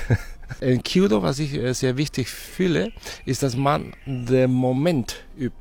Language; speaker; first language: German; non-native, fluent; Catalan